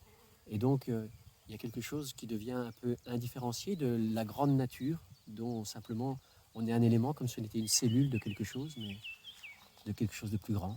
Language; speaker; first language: French; native; French